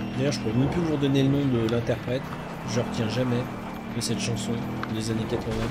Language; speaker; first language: French; native; French